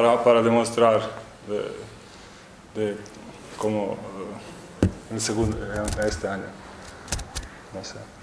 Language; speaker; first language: Spanish; non-native, learner; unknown